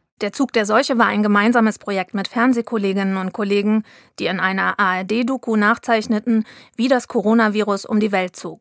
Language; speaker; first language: German; native; German